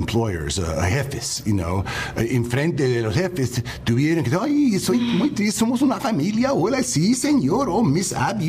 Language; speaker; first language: Spanish; non-native, learner; English